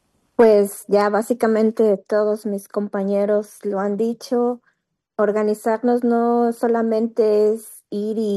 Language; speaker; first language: Spanish; native; Spanish